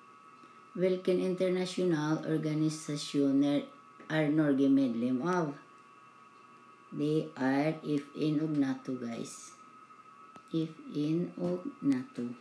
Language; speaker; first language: Norwegian; non-native, learner; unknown